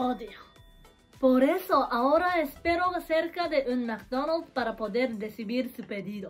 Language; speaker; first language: Spanish; non-native, learner; Japanese